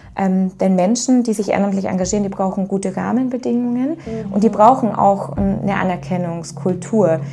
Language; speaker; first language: German; native; German